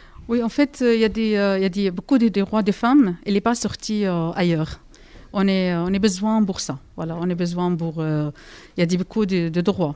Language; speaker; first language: French; non-native, learner; Arabic